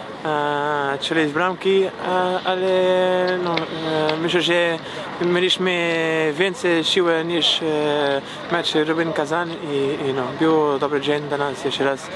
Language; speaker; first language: Polish; non-native, learner; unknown